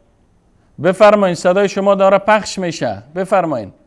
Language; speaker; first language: Persian; native; Persian